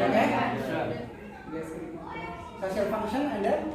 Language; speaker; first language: English; non-native, learner; Indonesian